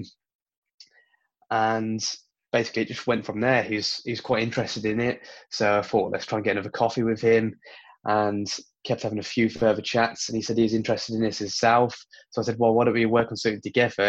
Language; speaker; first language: English; native; English